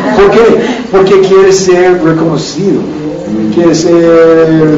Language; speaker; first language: Spanish; non-native, learner; English